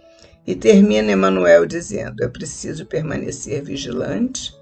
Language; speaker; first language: Portuguese; native; Portuguese